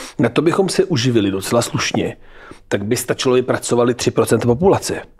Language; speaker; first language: Czech; early bilingual, heritage; Czech